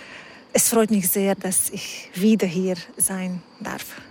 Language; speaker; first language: German; non-native, fluent; Hungarian